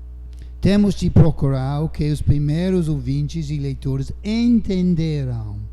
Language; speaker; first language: Portuguese; non-native, fluent; English